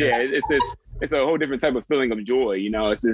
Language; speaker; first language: English; native; English